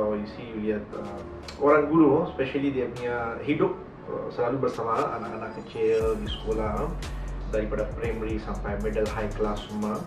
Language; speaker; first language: Indonesian; non-native, learner; Malay